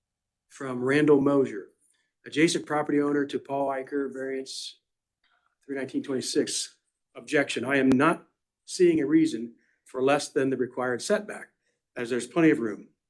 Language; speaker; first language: English; native; English